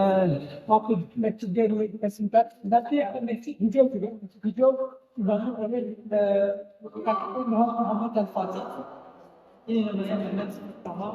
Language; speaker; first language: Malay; non-native, fluent; Turkish